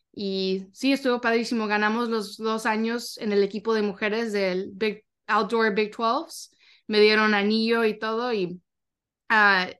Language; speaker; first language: Spanish; early bilingual, heritage; Spanish